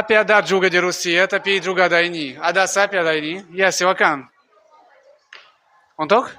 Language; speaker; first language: Indonesian; non-native, learner; Russian